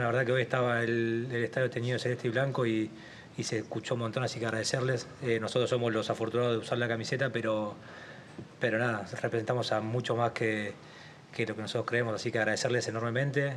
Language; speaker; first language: Spanish; native; Spanish